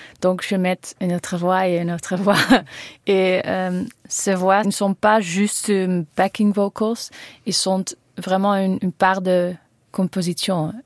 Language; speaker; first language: French; non-native, learner; Dutch